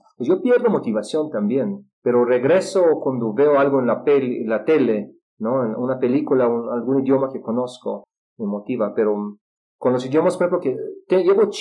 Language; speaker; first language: Spanish; non-native, fluent; Russian